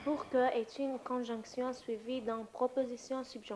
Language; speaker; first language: French; non-native, learner; Arabic